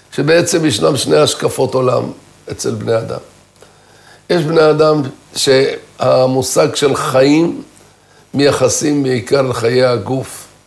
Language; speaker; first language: Hebrew; native; Hebrew